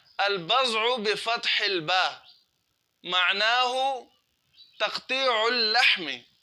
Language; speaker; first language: Arabic; non-native, fluent; Urdu